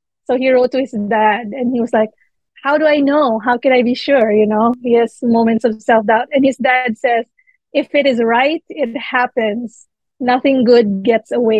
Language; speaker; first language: English; non-native, local second language; Filipino